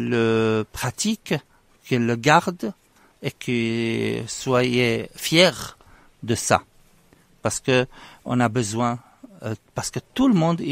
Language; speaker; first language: French; non-native, fluent; Arabic